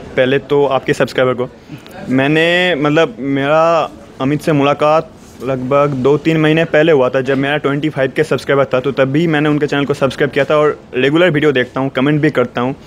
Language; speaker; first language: Hindi; native; Hindi